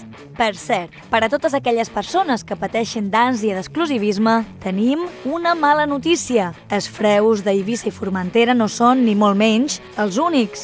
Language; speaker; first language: Catalan; native; Catalan